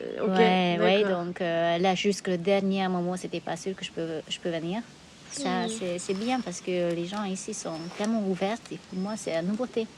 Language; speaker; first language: French; non-native, fluent; Hungarian